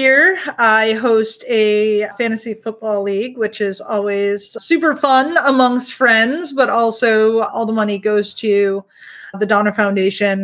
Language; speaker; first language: English; native; English